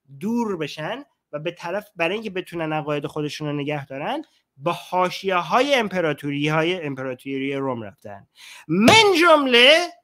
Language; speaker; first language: Persian; native; Persian